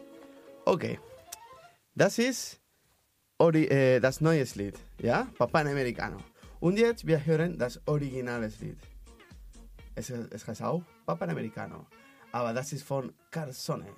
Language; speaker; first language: German; non-native, learner; Spanish